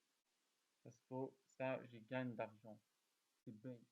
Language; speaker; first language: French; non-native, learner; Arabic